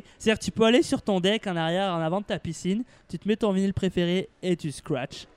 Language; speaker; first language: French; native; French